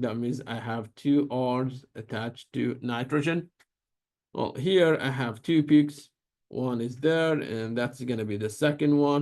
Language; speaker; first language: English; non-native, fluent; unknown